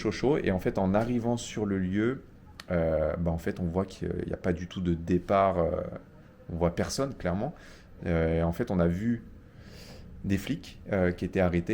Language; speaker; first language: French; native; French